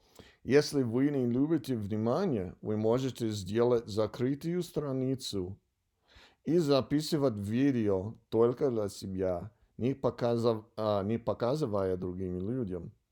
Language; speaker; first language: Russian; non-native, learner; English